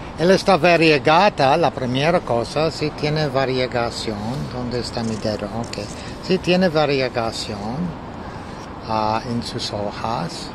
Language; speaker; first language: Spanish; non-native, learner; English